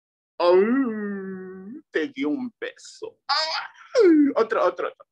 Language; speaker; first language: Spanish; early bilingual, other home language; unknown